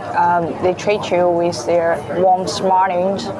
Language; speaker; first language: English; non-native, learner; Chinese